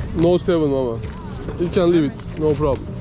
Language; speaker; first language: English; non-native, learner; Turkish